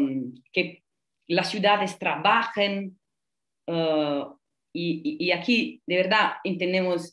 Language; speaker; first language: Spanish; non-native, fluent; Italian